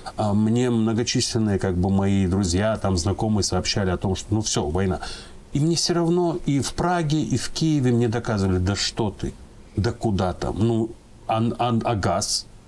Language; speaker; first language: Russian; non-native, local second language; Ingush